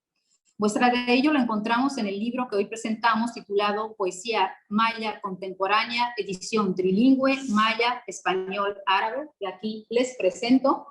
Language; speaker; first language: Spanish; non-native, fluent; Arabic